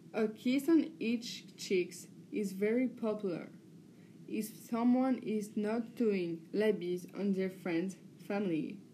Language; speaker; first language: English; non-native, learner; French